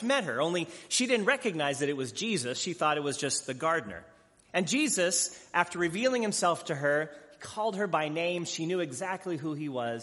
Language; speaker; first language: English; native; English